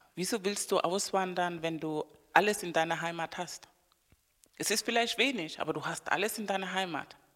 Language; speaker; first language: German; non-native, fluent; Spanish